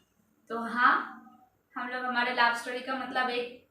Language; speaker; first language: Hindi; non-native, local second language; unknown